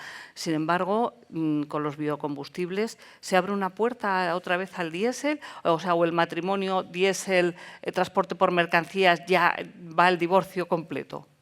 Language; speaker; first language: Spanish; native; Spanish